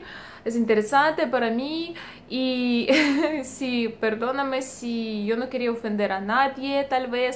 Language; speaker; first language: Spanish; non-native, learner; Russian